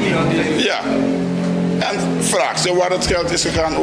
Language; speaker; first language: Dutch; non-native, local second language; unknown